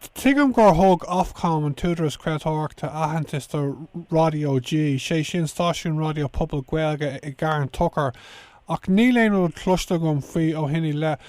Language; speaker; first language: Irish; native; Irish